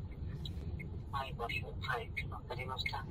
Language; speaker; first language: Japanese; non-native, learner; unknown